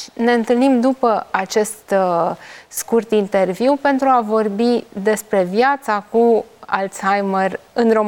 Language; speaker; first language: Romanian; native; Romanian